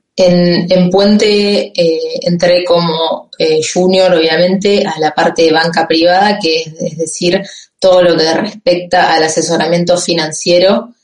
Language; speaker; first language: Spanish; native; Spanish